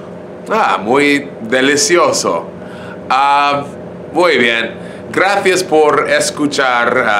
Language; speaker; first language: Spanish; non-native, fluent; English